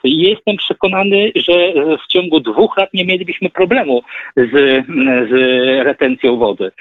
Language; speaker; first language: Polish; native; Polish